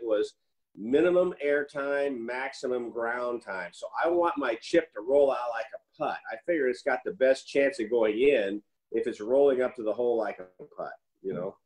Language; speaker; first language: English; native; English